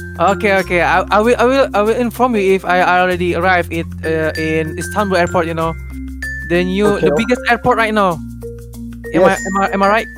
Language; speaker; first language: English; non-native, learner; Indonesian